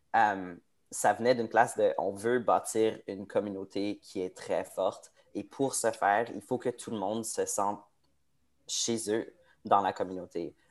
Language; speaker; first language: French; native; French